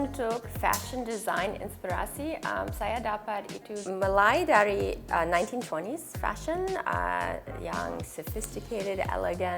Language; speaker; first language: Indonesian; early bilingual, heritage; English